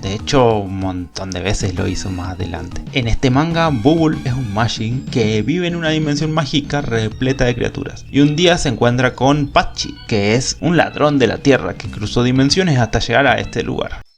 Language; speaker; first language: Spanish; native; Spanish